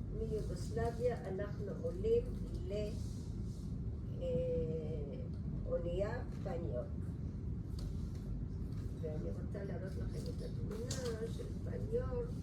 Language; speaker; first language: Hebrew; early bilingual, other home language; Bulgarian